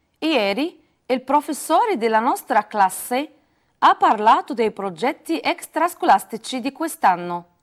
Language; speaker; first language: Italian; non-native, fluent; Arabic